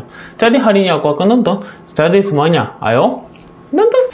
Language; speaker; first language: Indonesian; non-native, learner; Korean